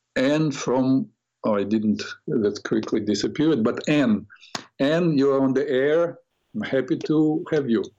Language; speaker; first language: English; non-native, fluent; Russian